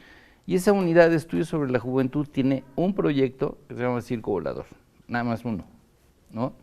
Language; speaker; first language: Spanish; native; Spanish